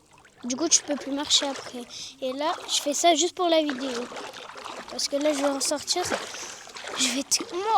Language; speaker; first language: French; native; French